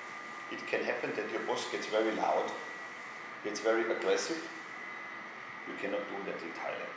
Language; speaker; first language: English; non-native, fluent; German